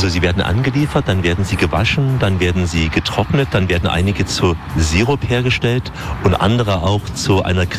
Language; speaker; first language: German; native; German